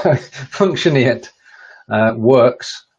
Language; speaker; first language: German; non-native, learner; English